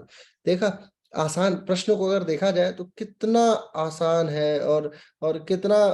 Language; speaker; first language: Hindi; native; Hindi